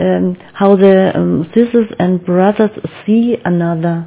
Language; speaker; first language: English; non-native, learner; German